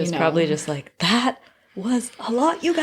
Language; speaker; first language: English; native; English